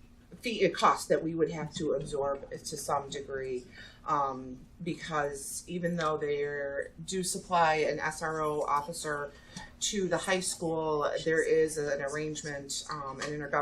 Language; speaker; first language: English; native; English